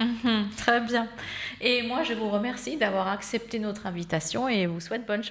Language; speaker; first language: French; native; French